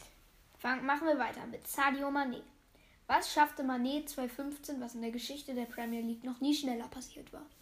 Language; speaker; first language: German; native; German